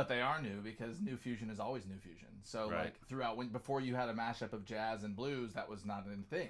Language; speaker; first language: English; native; English